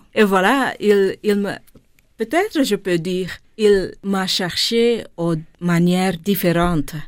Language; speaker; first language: French; non-native, local second language; Dutch